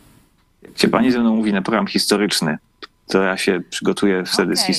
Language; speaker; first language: Polish; native; Polish